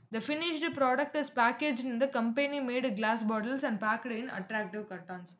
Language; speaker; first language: English; non-native, local second language; Tamil